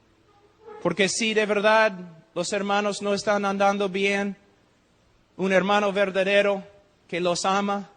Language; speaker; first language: Spanish; non-native, fluent; English